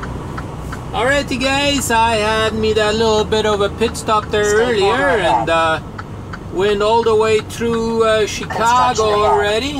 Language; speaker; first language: English; native; English